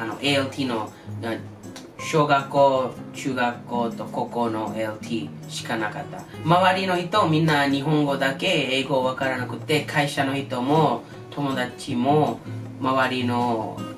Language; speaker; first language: Japanese; non-native, learner; English